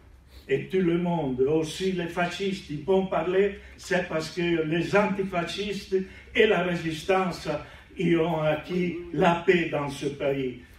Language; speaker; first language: French; non-native, learner; Italian